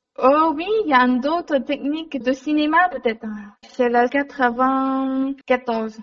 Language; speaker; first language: French; non-native, learner; Chinese